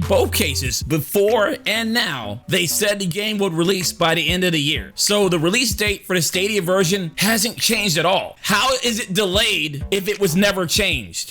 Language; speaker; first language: English; native; English